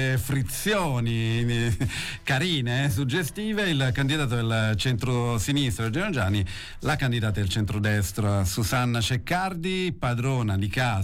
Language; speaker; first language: Italian; native; Italian